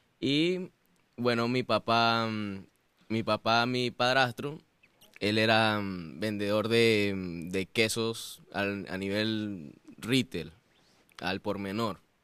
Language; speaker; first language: Spanish; native; Spanish